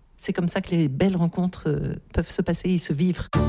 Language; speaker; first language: French; native; French